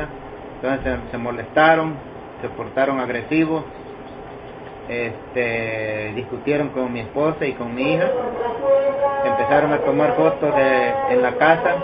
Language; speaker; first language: Spanish; native; Spanish